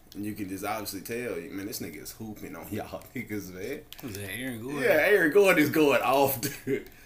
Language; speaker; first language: English; native; English